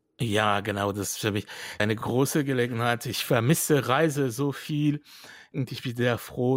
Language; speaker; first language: German; non-native, fluent; French